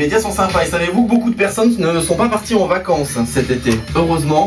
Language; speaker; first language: French; native; French